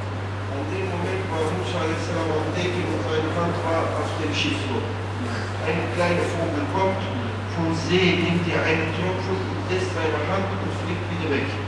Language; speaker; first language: German; non-native, fluent; Turkish